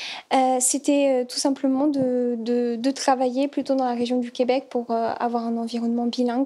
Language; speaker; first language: French; native; French